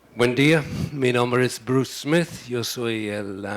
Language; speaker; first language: Spanish; non-native, learner; English